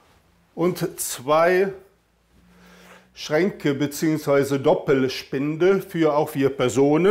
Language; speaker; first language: German; native; German